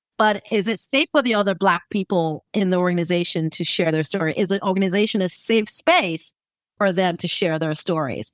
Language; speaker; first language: English; native; English